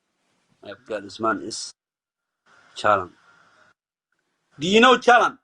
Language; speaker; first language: English; non-native, learner; Somali